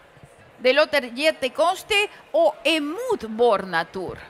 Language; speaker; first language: Swedish; early bilingual, other home language; Spanish